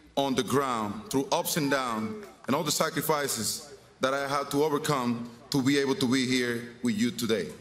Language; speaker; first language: English; non-native, fluent; Spanish